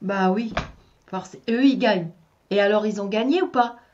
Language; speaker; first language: French; native; French